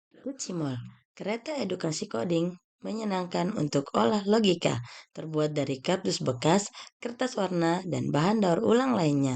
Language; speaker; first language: Indonesian; native; Indonesian